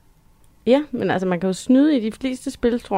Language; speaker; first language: Danish; native; Danish